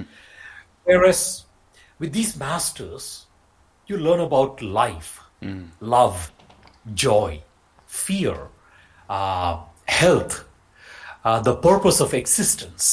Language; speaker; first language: English; non-native, local second language; Malayalam